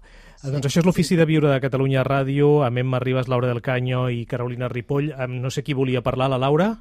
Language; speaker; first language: Catalan; native; Catalan